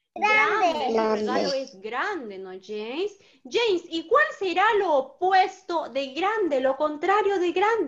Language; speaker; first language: Spanish; native; Spanish